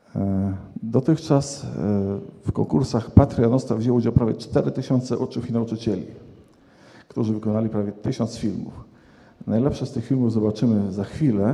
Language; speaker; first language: Polish; native; Polish